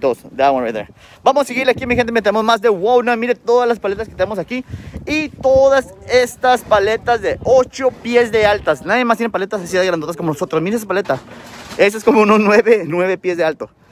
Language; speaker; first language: Spanish; early bilingual, heritage; Spanish